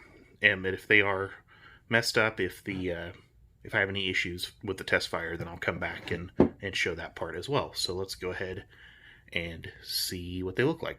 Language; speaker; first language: English; native; English